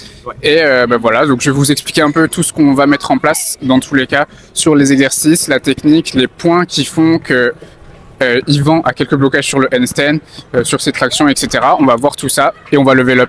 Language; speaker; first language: French; native; French